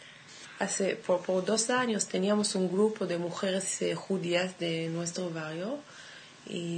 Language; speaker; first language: Spanish; non-native, fluent; Hebrew